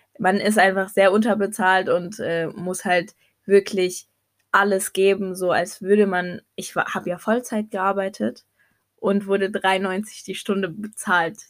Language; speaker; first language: German; early bilingual, other home language; Arabic